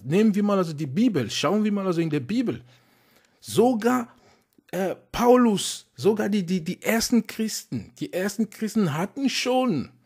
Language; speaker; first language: German; non-native, fluent; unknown